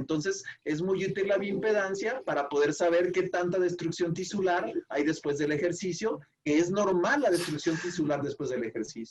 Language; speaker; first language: Spanish; native; Spanish